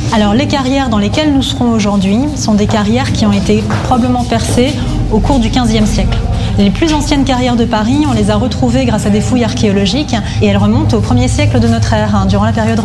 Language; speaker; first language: French; native; French